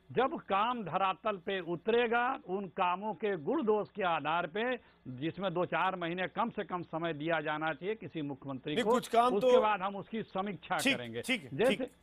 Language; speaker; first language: Hindi; native; Hindi